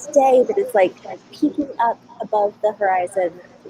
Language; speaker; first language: English; native; English